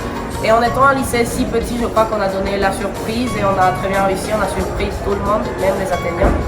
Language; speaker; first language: French; non-native, fluent; Spanish